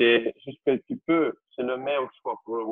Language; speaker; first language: French; non-native, local second language; Dutch